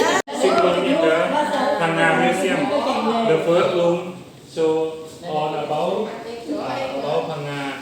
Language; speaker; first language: English; non-native, learner; Thai